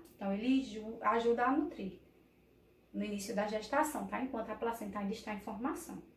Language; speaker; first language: Portuguese; native; Portuguese